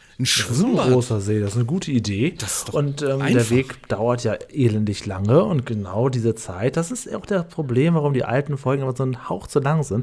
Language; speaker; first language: German; native; German